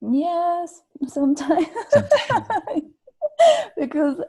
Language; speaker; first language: English; non-native, learner; Spanish